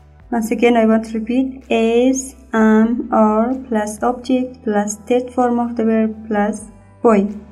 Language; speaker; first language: English; non-native, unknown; Persian